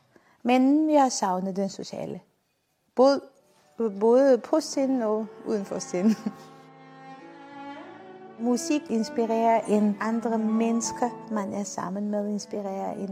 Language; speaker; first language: Danish; non-native, fluent; Armenian